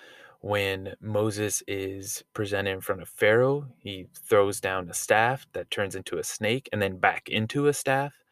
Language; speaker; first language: English; native; English